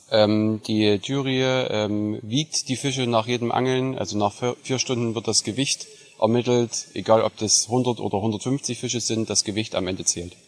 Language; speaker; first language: German; native; German